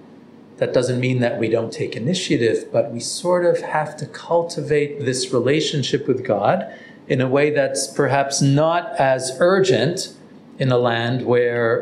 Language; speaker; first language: English; native; English